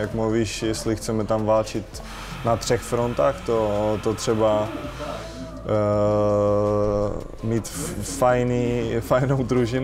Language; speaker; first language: Polish; non-native, learner; Czech